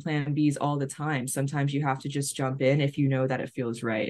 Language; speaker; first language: English; native; English